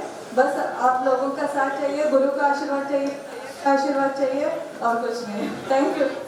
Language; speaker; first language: Hindi; non-native, local second language; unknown